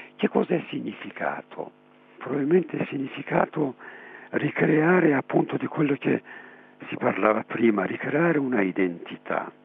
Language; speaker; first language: Italian; non-native, fluent; Persian